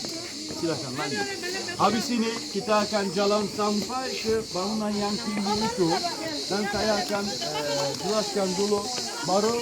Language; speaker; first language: Indonesian; non-native, learner; Turkish